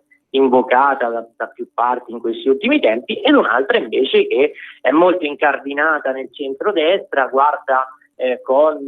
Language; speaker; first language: Italian; native; Italian